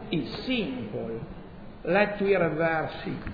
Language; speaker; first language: English; non-native, fluent; Italian